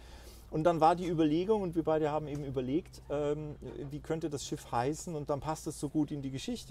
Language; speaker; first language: German; native; German